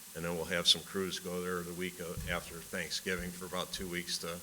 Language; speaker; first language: English; native; English